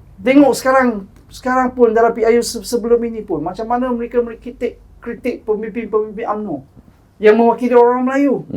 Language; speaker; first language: Malay; non-native, local second language; Chinese